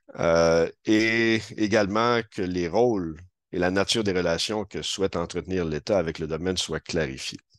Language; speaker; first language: French; native; French